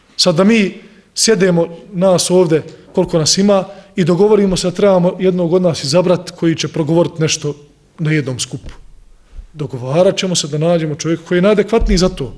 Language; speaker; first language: Bosnian; native; Bosnian